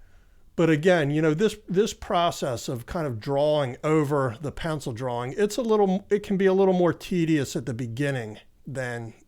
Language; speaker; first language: English; native; English